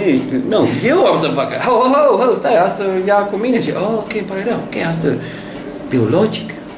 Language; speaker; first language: Romanian; non-native, learner; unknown